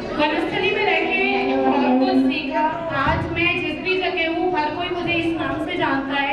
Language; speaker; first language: Hindi; native; Hindi